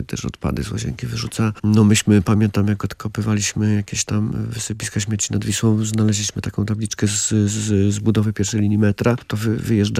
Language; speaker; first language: Polish; native; Polish